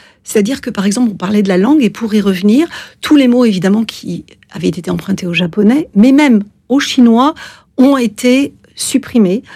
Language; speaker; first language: French; native; French